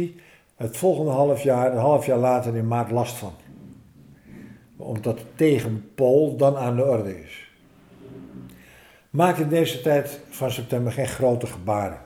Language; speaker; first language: Dutch; native; Dutch